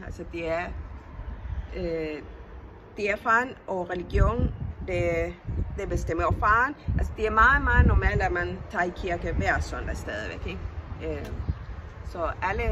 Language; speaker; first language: Danish; non-native, fluent; Spanish